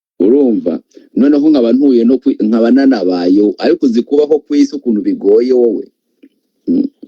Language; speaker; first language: Kinyarwanda; native; Kinyarwanda